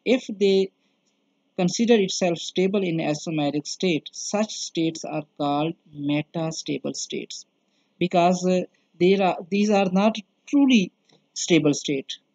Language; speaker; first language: English; non-native, local second language; Urdu